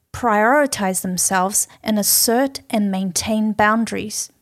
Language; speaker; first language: English; early bilingual, other home language; Chinese